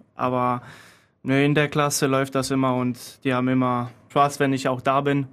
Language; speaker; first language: German; early bilingual, other home language; Polish